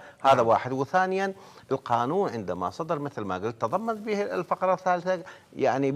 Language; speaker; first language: Arabic; non-native, local second language; Kurdish